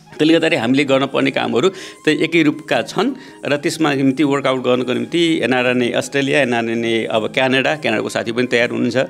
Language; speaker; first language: Nepali; native; Nepali